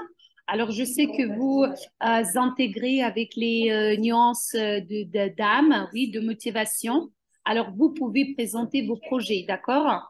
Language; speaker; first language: French; non-native, fluent; Ukrainian